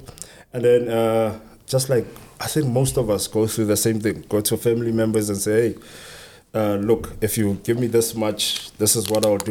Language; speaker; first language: English; non-native, local second language; Southern Sotho